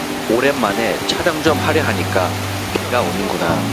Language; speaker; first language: Korean; native; Korean